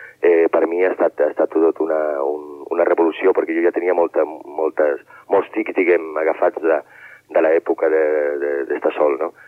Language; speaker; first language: Catalan; non-native, local second language; Spanish